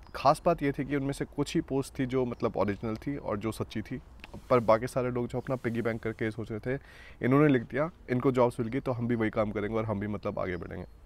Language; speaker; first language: Hindi; native; Hindi